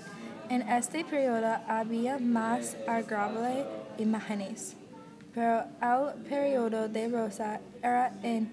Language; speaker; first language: Spanish; non-native, learner; English